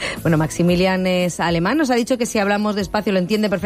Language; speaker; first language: Spanish; native; Spanish